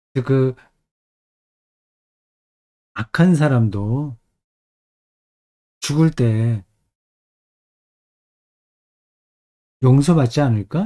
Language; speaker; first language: Korean; native; Korean